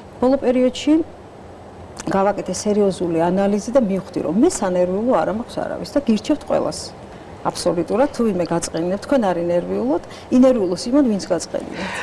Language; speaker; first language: Georgian; native; Georgian